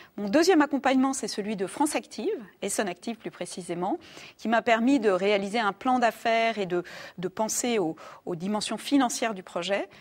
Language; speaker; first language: French; native; French